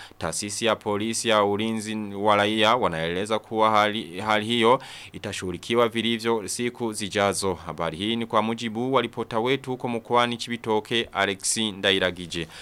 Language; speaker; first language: Swahili; non-native, local second language; Rundi